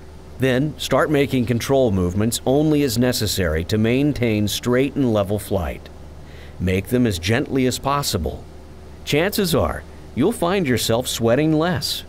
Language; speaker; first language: English; native; English